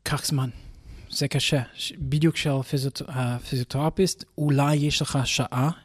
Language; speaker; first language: Hebrew; non-native, learner; English